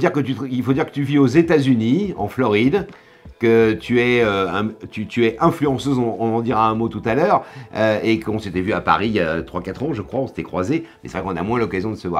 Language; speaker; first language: French; native; French